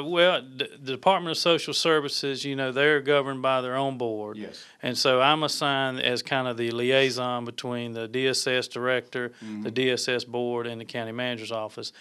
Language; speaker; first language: English; native; English